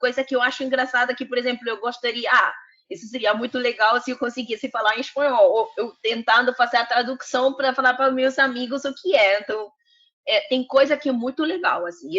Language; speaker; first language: Portuguese; non-native, fluent; Spanish